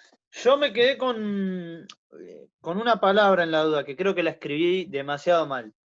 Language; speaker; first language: Spanish; native; Spanish